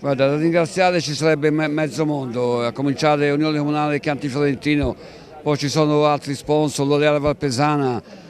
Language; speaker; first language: Italian; native; Italian